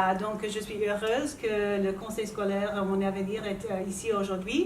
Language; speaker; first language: French; non-native, local second language; English